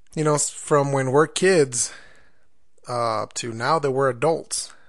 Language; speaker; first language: English; non-native, fluent; Spanish